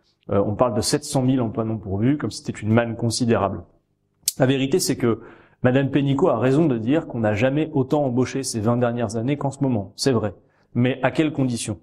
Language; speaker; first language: French; native; French